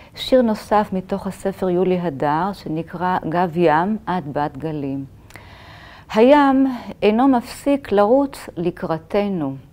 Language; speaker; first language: Hebrew; native; Hebrew